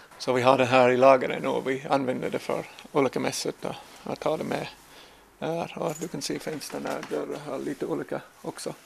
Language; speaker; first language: Swedish; non-native, learner; English